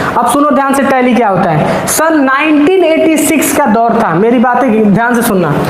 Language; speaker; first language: Hindi; native; Hindi